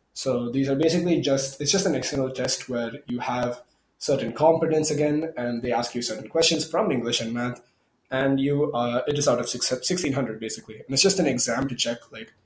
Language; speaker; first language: English; non-native, local second language; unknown